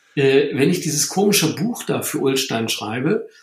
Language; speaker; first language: German; native; German